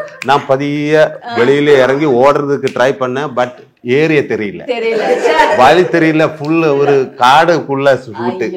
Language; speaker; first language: Tamil; non-native, learner; Malayalam